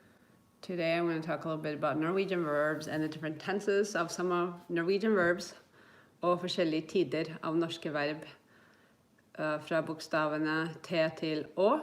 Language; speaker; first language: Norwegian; non-native, fluent; English